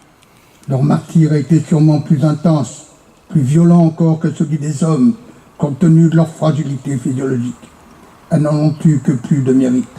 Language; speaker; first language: French; native; French